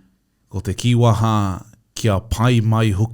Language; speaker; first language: Māori; non-native, learner; English